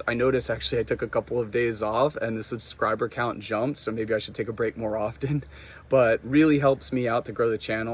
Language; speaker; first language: English; native; English